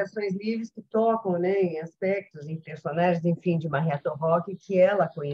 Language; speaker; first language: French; non-native, fluent; Portuguese